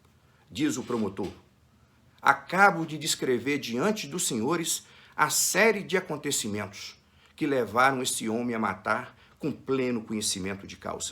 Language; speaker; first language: Portuguese; native; Portuguese